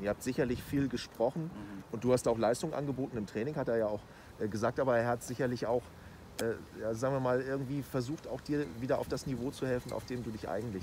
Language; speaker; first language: German; native; German